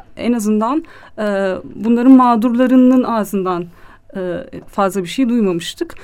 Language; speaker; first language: Turkish; native; Turkish